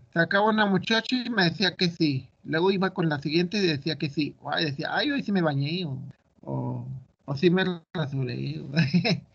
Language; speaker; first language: Spanish; native; Spanish